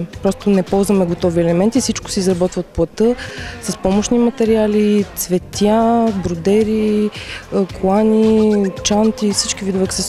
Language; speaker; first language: Bulgarian; native; Bulgarian